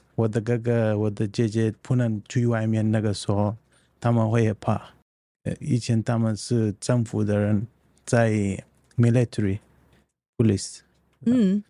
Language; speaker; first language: Chinese; non-native, learner; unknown